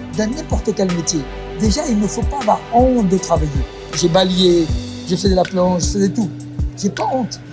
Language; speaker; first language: French; non-native, fluent; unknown